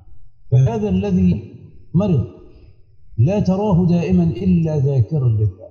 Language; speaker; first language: Arabic; native; Arabic